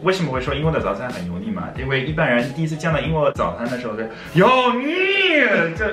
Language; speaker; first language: Chinese; non-native, fluent; English